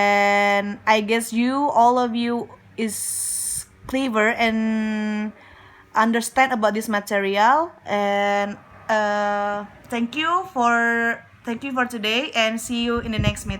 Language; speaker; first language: English; non-native, learner; Indonesian